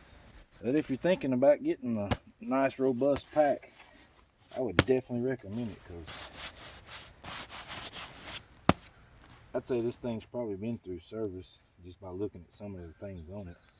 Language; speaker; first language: English; native; English